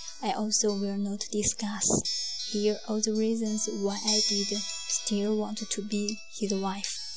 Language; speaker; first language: English; non-native, learner; Chinese